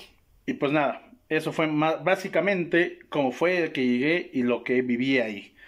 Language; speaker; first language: Spanish; native; Spanish